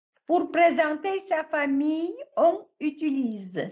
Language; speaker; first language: French; non-native, fluent; Russian